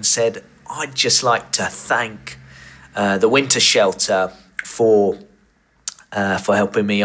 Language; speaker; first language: English; native; English